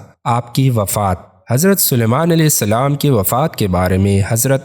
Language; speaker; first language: Urdu; native; Urdu